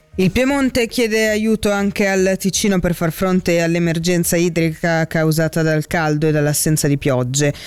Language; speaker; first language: Italian; native; Italian